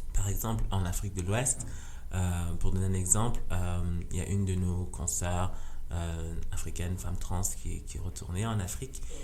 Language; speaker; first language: French; non-native, local second language; Rundi